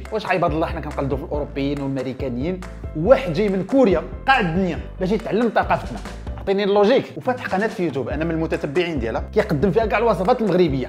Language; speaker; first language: Arabic; native; Arabic